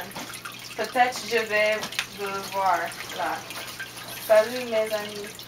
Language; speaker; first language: French; non-native, learner; English